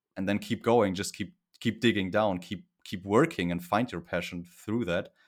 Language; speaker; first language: English; non-native, fluent; German